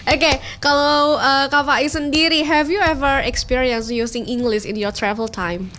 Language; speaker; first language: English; non-native, learner; Indonesian